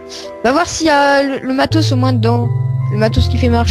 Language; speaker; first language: French; native; French